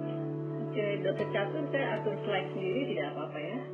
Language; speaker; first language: Indonesian; native; Indonesian